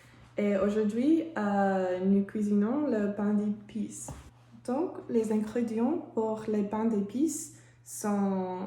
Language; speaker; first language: French; non-native, learner; English